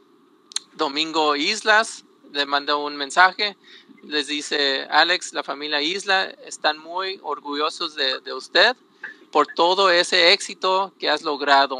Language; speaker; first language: Spanish; early bilingual, heritage; Spanish